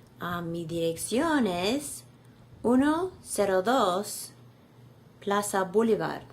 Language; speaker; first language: Spanish; non-native, learner; English